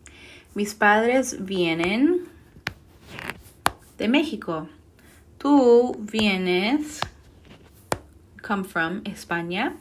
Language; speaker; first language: Spanish; non-native, fluent; English